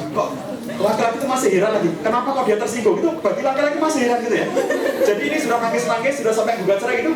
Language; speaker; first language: Indonesian; native; Indonesian